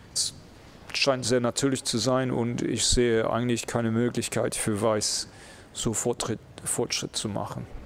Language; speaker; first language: German; non-native, fluent; English